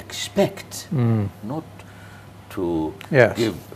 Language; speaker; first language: English; non-native, fluent; Arabic